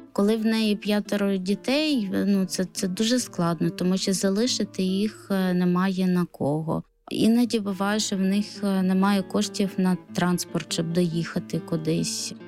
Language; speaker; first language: Ukrainian; non-native, local second language; Romany